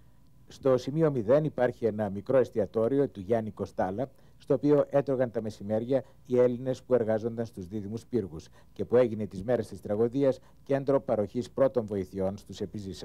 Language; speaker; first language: Greek; native; Greek